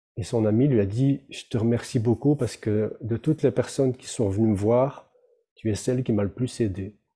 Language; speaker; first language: French; native; French